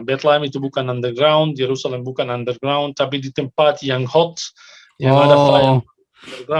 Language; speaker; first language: Indonesian; non-native, fluent; Arabic